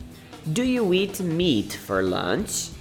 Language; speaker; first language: English; non-native, fluent; Portuguese